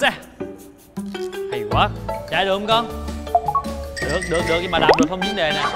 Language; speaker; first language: Vietnamese; native; Vietnamese